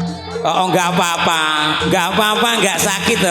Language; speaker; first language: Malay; non-native, local second language; Javanese